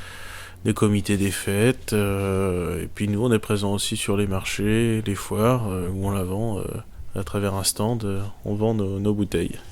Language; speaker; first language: French; native; French